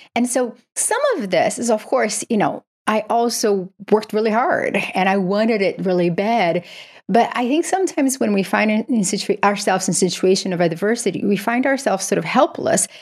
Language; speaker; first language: English; non-native, fluent; Portuguese